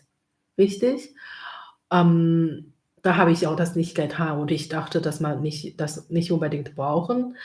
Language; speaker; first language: German; non-native, learner; Chinese